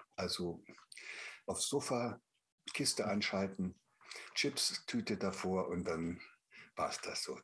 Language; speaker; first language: German; native; German